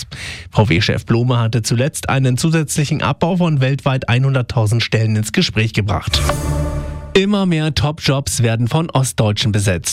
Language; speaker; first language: German; native; German